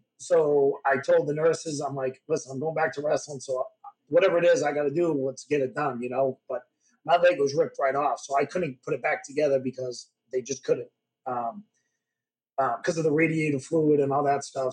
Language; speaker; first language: English; native; English